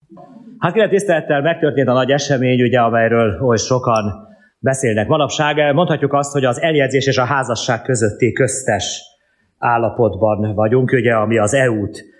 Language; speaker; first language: Hungarian; native; Hungarian